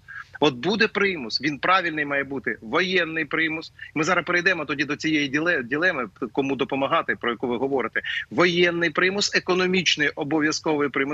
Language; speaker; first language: Ukrainian; native; Ukrainian